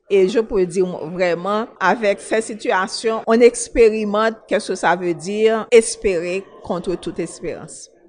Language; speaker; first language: French; non-native, local second language; Haitian Creole